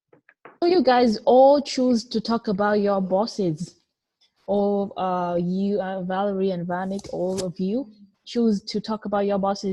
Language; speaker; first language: English; non-native, fluent; Vietnamese